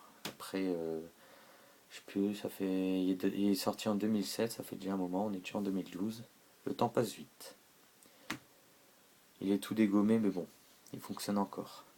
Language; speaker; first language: French; native; French